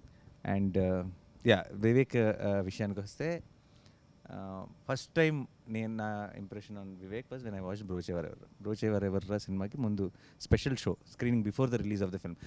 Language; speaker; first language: Telugu; native; Telugu